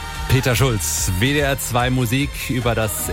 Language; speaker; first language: German; native; German